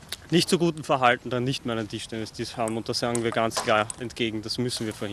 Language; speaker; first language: German; native; German